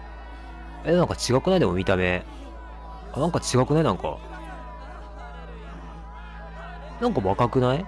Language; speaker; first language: Japanese; native; Japanese